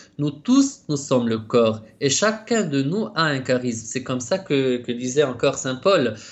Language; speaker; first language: French; non-native, local second language; Arabic